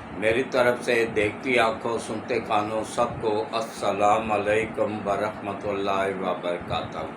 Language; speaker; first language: Urdu; non-native, local second language; Punjabi